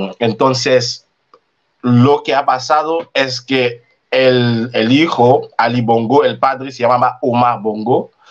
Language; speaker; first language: Spanish; non-native, fluent; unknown